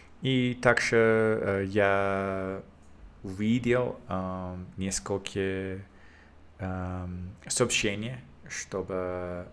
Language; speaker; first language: Russian; non-native, learner; English